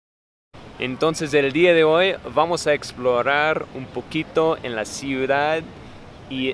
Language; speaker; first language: Spanish; non-native, fluent; English